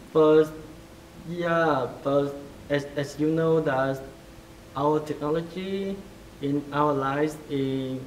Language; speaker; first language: English; non-native, fluent; Vietnamese